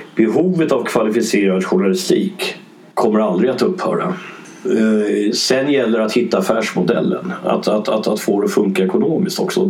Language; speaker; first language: Swedish; early bilingual, other home language; English